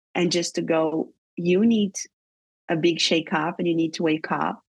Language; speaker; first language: English; non-native, fluent; Portuguese